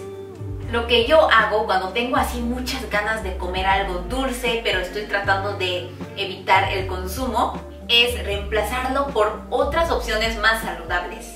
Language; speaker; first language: Spanish; non-native, fluent; Korean